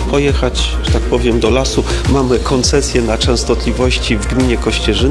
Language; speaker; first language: Polish; native; Polish